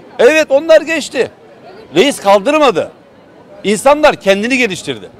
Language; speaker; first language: Turkish; native; Turkish